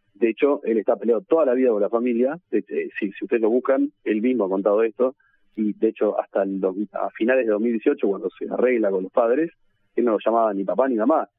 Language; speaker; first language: Spanish; native; Spanish